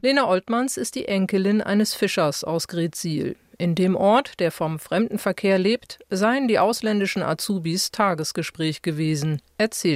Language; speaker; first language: German; native; German